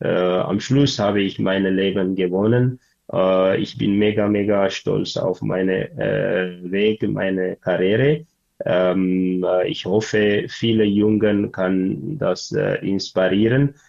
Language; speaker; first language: German; non-native, learner; Tigrinya